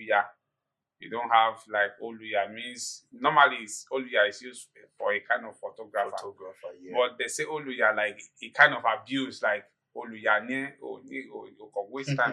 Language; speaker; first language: English; non-native, local second language; Yoruba